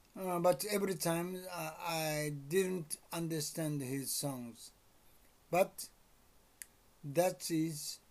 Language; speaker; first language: English; non-native, learner; Japanese